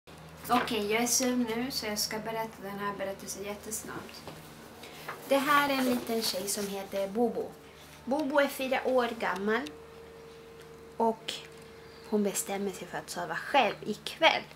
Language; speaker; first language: Swedish; non-native, fluent; Spanish